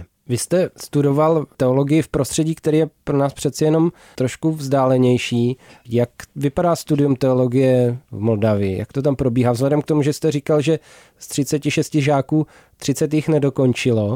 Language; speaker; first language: Czech; native; Czech